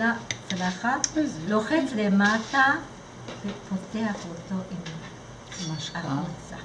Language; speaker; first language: Hebrew; non-native, fluent; Russian